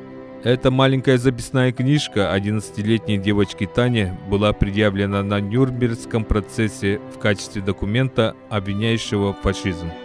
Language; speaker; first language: Russian; native; Russian